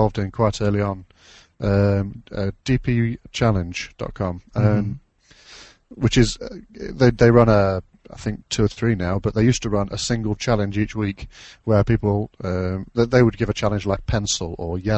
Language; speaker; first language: English; native; English